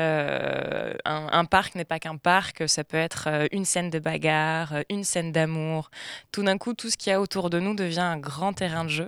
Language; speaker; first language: French; native; French